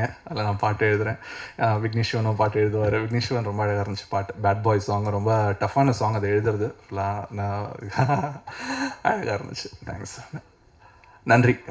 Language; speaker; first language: Tamil; native; Tamil